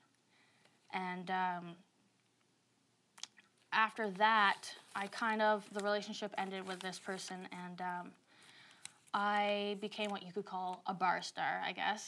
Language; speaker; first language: English; native; English